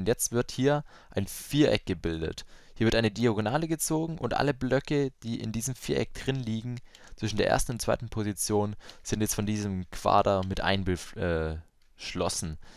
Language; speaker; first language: German; native; German